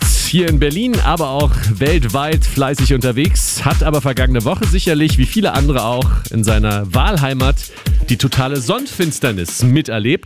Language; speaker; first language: German; native; German